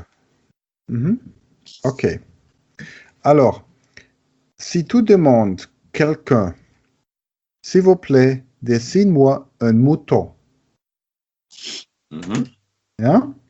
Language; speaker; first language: French; non-native, learner; German